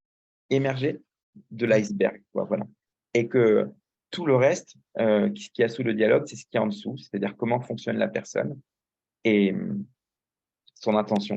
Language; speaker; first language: French; native; French